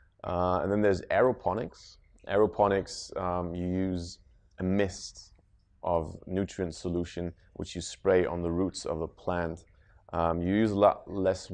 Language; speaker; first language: English; non-native, fluent; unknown